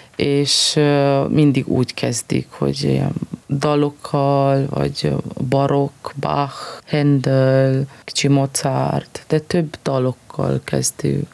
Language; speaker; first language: Hungarian; early bilingual, heritage; Hungarian